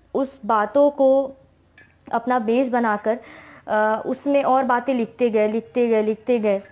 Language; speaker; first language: Hindi; native; Hindi